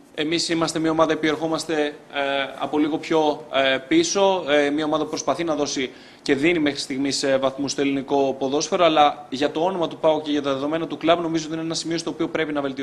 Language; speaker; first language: Greek; native; Greek